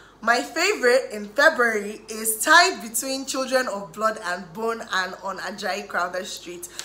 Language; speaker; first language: English; native; English